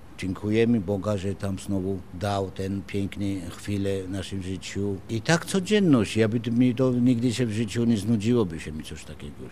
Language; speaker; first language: Polish; non-native, fluent; Georgian